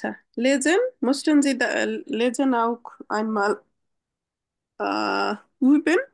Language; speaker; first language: German; non-native, learner; Bangla